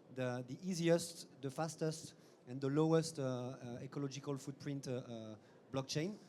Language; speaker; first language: English; non-native, fluent; French